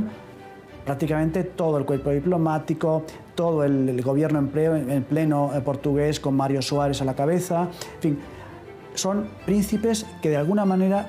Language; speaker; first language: Spanish; native; Spanish